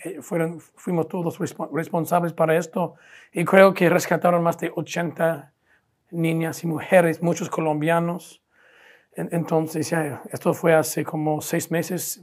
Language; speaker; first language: Spanish; non-native, fluent; English